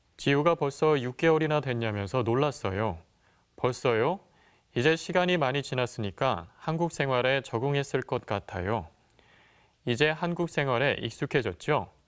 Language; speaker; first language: Korean; native; Korean